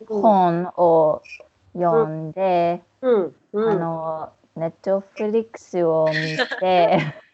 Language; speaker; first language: Japanese; non-native, fluent; English